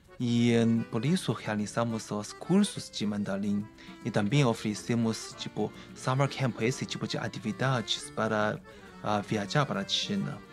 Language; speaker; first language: Portuguese; non-native, fluent; Chinese